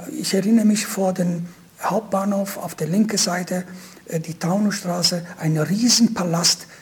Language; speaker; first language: German; non-native, fluent; Italian